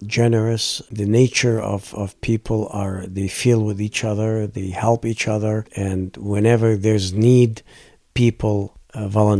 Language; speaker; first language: English; non-native, fluent; Arabic